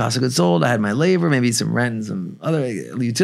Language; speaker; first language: English; native; English